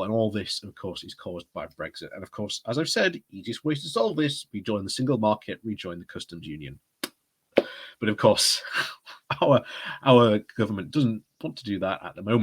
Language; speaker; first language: English; native; English